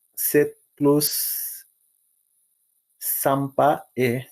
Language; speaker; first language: French; non-native, learner; Bangla